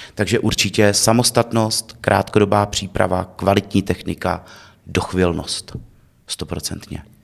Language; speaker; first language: Czech; native; Czech